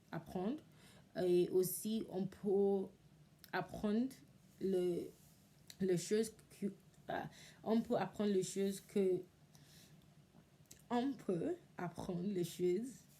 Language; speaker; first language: French; non-native, learner; English